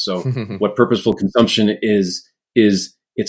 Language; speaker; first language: English; native; English